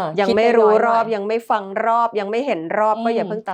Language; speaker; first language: Thai; native; Thai